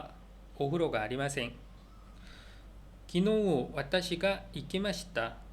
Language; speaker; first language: Japanese; non-native, learner; Korean